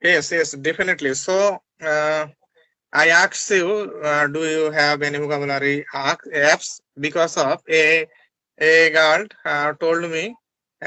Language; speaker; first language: English; non-native, learner; Bangla